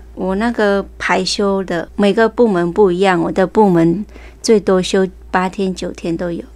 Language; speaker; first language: Chinese; early bilingual, heritage; Chinese